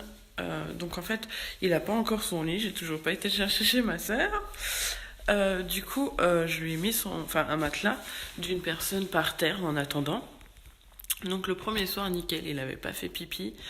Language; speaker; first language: French; native; French